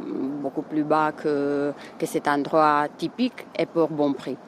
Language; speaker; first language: French; non-native, fluent; Czech